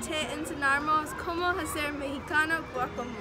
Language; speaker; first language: Spanish; non-native, learner; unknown